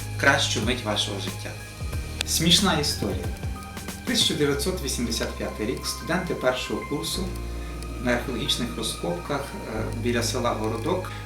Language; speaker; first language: Ukrainian; native; Ukrainian